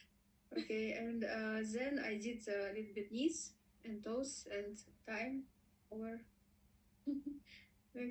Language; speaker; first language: English; non-native, learner; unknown